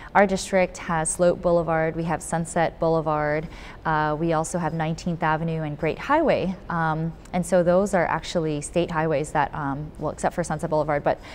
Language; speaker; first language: English; native; English